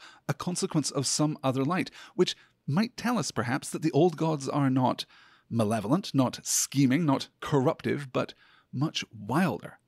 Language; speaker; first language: English; native; English